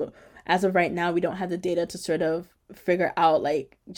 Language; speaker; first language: English; native; English